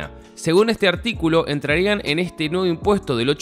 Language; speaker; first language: Spanish; native; Spanish